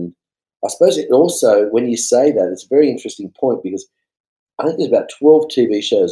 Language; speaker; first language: English; native; English